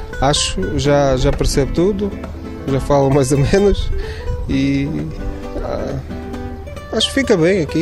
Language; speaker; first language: Portuguese; non-native, learner; Ukrainian